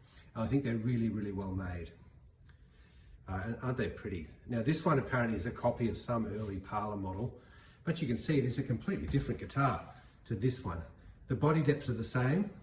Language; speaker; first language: English; native; English